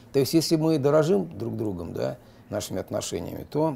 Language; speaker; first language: Russian; native; Russian